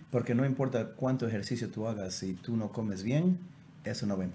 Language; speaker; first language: Spanish; native; Spanish